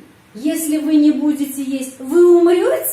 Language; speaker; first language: Russian; non-native, fluent; Indonesian